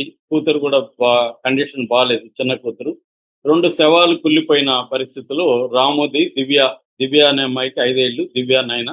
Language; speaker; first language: Telugu; native; Telugu